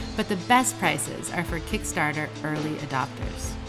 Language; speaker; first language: English; native; English